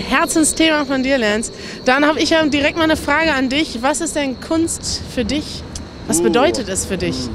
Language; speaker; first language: German; native; German